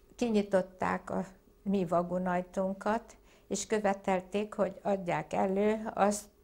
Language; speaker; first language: Hungarian; native; Hungarian